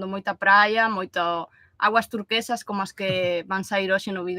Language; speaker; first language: Portuguese; non-native, learner; Galician